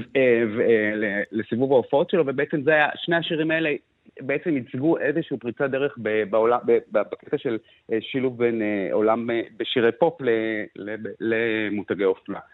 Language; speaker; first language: Hebrew; native; Hebrew